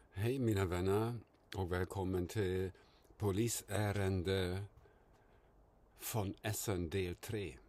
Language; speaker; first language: Swedish; non-native, fluent; German